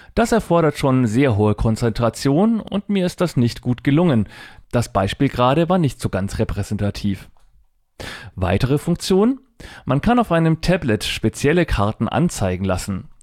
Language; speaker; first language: German; native; German